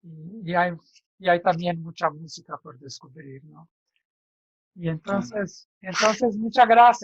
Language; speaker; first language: Spanish; non-native, fluent; Portuguese